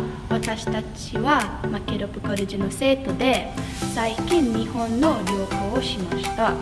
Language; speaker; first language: Japanese; non-native, learner; English